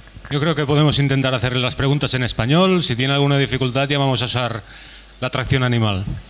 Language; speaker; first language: Spanish; native; Spanish